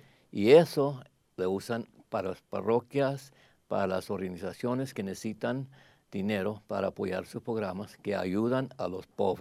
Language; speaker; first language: Spanish; early bilingual, heritage; Spanish